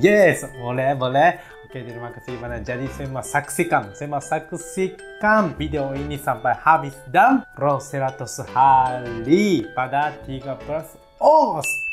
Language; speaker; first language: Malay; non-native, learner; Japanese